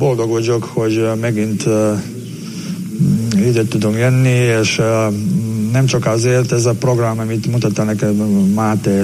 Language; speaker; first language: Hungarian; non-native, learner; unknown